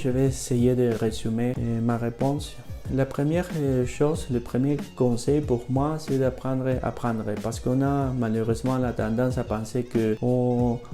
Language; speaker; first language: French; non-native, fluent; Spanish